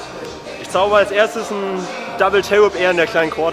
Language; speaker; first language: German; native; German